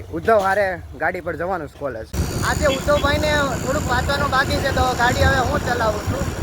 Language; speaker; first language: Gujarati; native; Gujarati